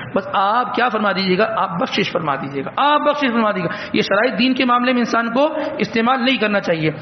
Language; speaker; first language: Urdu; native; Urdu